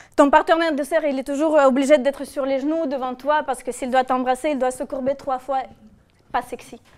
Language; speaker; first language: French; non-native, fluent; Russian